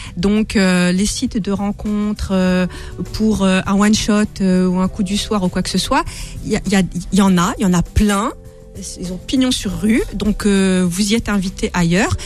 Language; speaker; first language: French; native; French